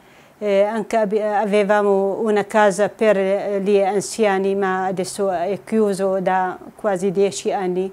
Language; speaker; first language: Italian; non-native, fluent; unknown